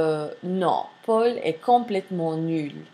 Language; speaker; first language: French; non-native, fluent; English